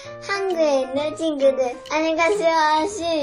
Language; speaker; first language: Korean; early bilingual, heritage; Korean